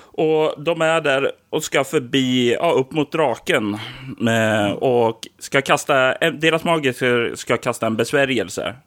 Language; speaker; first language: Swedish; native; Swedish